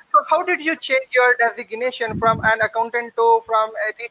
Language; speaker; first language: English; non-native, learner; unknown